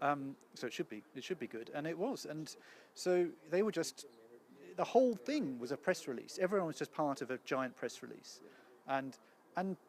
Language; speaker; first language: English; native; English